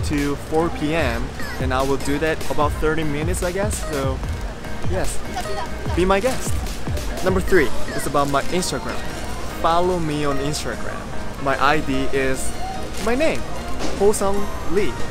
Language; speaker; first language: English; non-native, fluent; Korean